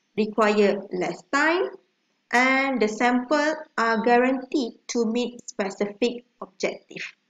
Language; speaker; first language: English; non-native, local second language; Malay